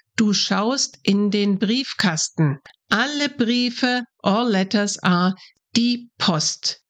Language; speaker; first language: English; non-native, fluent; German